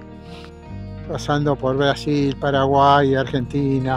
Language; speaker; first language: Spanish; native; Spanish